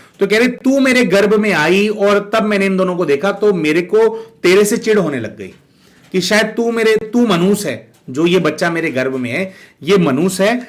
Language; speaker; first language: Hindi; native; Hindi